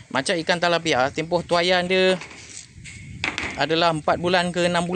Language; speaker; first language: Malay; native; Malay